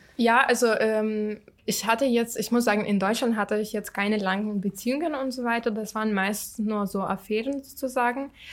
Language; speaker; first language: German; non-native, fluent; Ukrainian